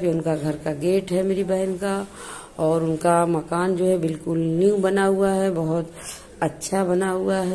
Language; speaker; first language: Hindi; native; Hindi